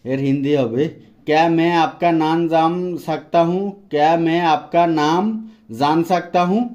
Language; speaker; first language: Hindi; non-native, learner; Bangla